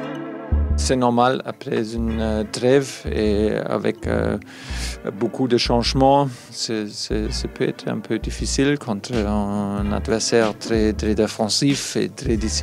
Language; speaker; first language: French; non-native, fluent; German